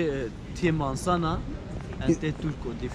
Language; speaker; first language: English; non-native, learner; Turkish